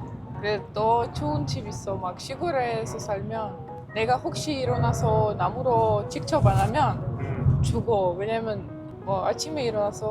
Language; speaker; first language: Korean; non-native, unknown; Ukrainian